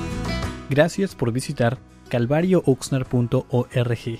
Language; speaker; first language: Spanish; native; Spanish